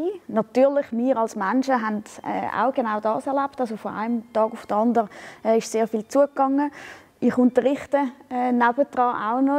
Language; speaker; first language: German; native; German